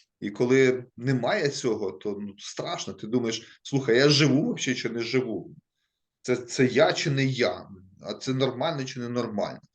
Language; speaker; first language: Ukrainian; non-native, local second language; Russian